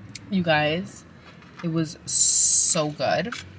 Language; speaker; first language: English; early bilingual, other home language; Spanish